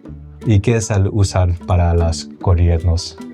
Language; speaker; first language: Spanish; non-native, learner; English